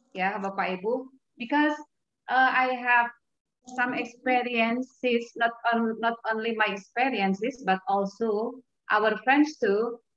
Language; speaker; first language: English; non-native, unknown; Indonesian